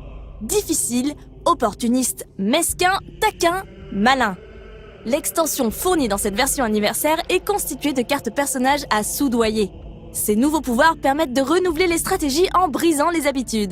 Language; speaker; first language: French; native; French